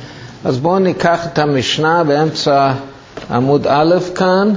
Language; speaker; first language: Hebrew; non-native, fluent; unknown